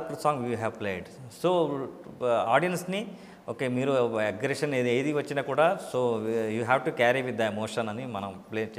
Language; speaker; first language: Telugu; non-native, learner; Kannada